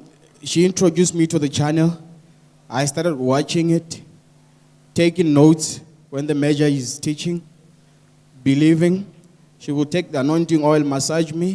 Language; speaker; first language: English; non-native, local second language; Tswana